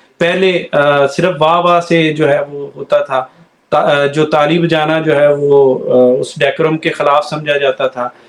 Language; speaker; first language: Urdu; non-native, local second language; Punjabi